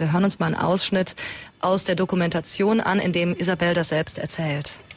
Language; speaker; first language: German; native; German